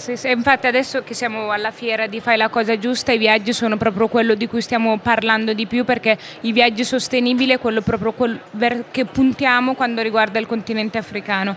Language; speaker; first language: Italian; early bilingual, other home language; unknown